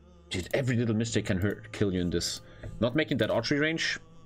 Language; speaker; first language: English; non-native, fluent; German